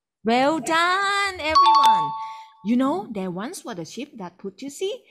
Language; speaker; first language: English; non-native, fluent; Thai